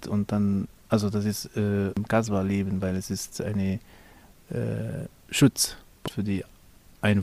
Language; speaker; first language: German; non-native, learner; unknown